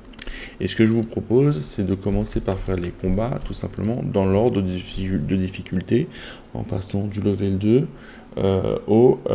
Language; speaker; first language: French; native; French